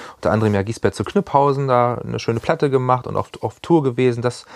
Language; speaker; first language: German; native; German